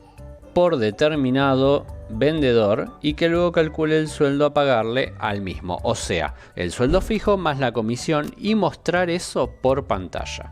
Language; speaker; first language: Spanish; native; Spanish